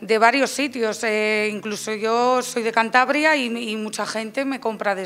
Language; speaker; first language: Spanish; native; Spanish